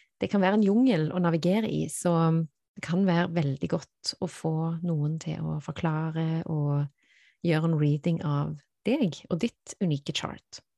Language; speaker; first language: Norwegian; native; Norwegian